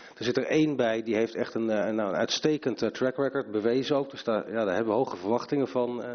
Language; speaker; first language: Dutch; native; Dutch